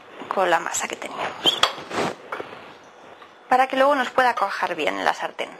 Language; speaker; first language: Spanish; native; Spanish